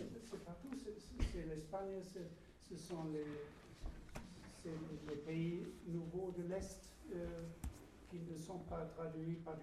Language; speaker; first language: French; non-native, fluent; German